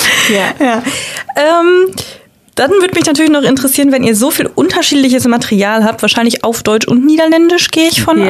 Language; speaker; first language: German; native; German